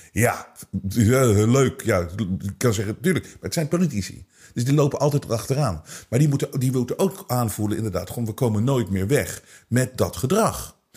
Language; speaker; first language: Dutch; native; Dutch